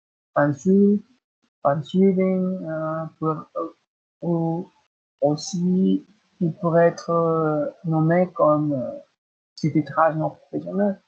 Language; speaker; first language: French; non-native, learner; Spanish